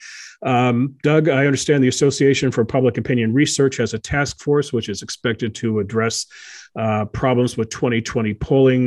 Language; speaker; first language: English; native; English